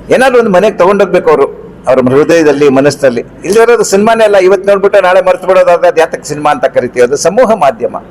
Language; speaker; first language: Kannada; non-native, local second language; Konkani